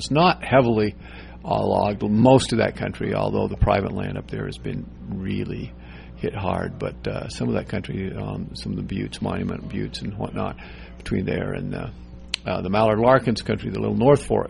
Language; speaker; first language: English; native; English